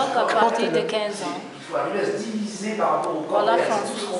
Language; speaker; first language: French; non-native, fluent; English